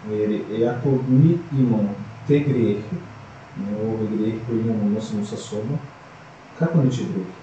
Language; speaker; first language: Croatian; non-native, fluent; Portuguese